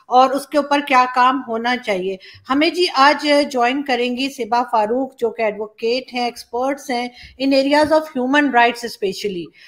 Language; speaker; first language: Urdu; native; Urdu